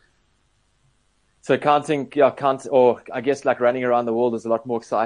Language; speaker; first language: English; native; English